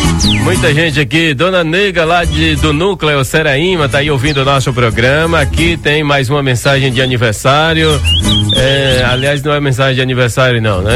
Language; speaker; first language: Portuguese; native; Portuguese